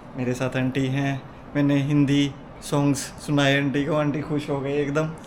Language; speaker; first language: Hindi; native; Hindi